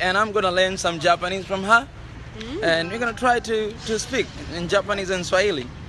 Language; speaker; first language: English; non-native, local second language; Swahili